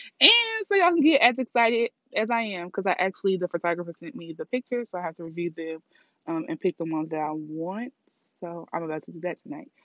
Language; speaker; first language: English; native; English